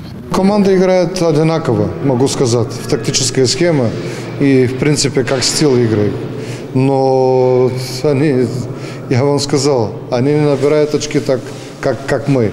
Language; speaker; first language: Russian; non-native, fluent; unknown